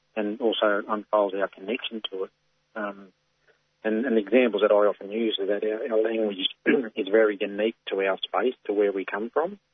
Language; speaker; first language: English; native; English